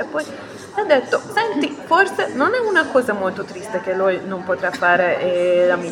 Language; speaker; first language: Italian; non-native, fluent; Hebrew